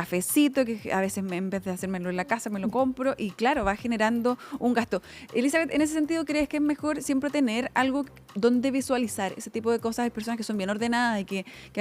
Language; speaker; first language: Spanish; native; Spanish